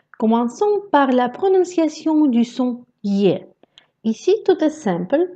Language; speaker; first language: French; non-native, fluent; Russian